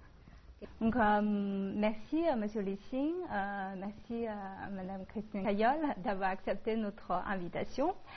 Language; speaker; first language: French; non-native, fluent; Chinese